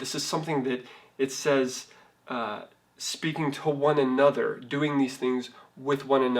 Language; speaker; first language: English; native; English